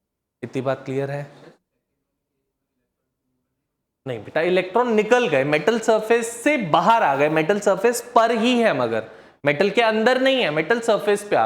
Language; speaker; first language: Hindi; native; Hindi